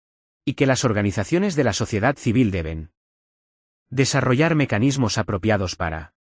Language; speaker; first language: Spanish; non-native, fluent; Arabic